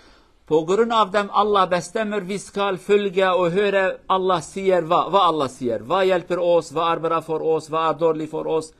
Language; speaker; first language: Swedish; non-native, learner; Kurdish